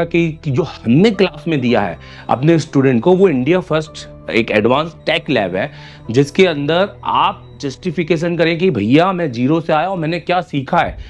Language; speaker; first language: Hindi; native; Hindi